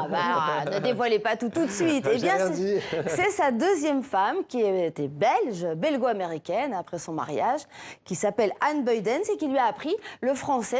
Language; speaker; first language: French; native; French